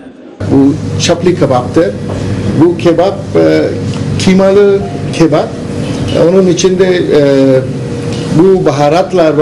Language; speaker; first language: Turkish; non-native, learner; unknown